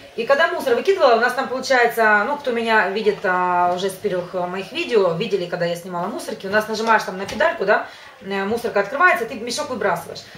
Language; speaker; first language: Russian; native; Russian